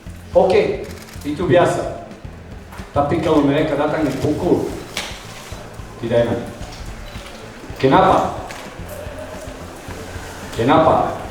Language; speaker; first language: Indonesian; non-native, learner; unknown